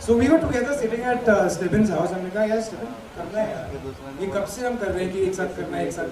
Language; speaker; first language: Hindi; native; Hindi